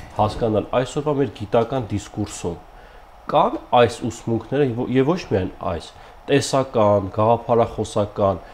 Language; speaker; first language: Armenian; native; Armenian